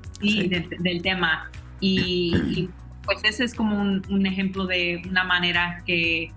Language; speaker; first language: Spanish; early bilingual, heritage; Spanish